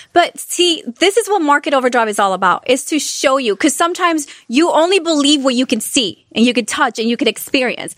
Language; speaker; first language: English; non-native, fluent; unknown